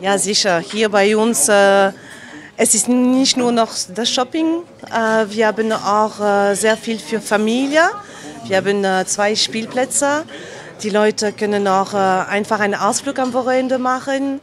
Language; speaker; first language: German; non-native, fluent; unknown